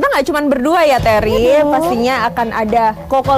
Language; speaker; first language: Indonesian; native; Indonesian